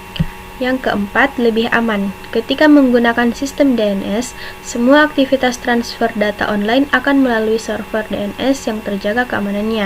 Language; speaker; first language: Indonesian; native; Indonesian